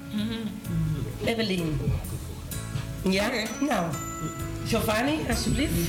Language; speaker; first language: Dutch; non-native, learner; Spanish